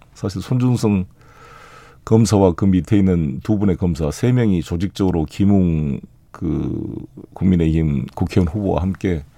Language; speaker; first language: Korean; native; Korean